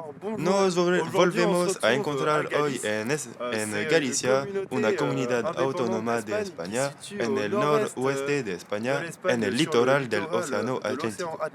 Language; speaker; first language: Spanish; non-native, learner; French